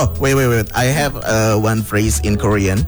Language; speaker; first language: English; non-native, fluent; Indonesian